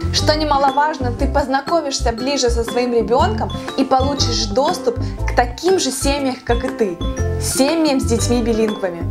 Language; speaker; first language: Russian; native; Russian